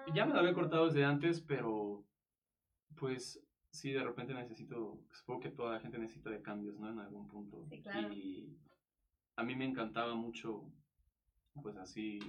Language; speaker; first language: Spanish; native; Spanish